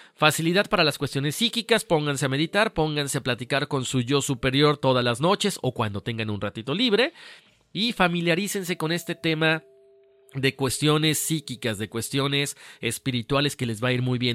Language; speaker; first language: Spanish; native; Spanish